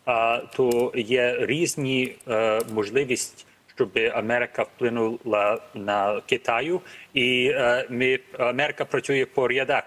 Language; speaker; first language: Ukrainian; early bilingual, heritage; Ukrainian